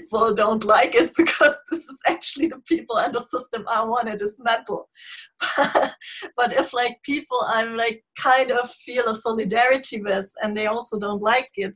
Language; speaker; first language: English; non-native, fluent; German